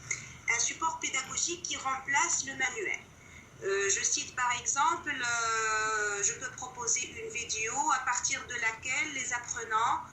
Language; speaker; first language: French; non-native, local second language; Arabic